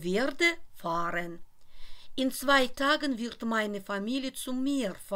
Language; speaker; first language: German; non-native, fluent; Russian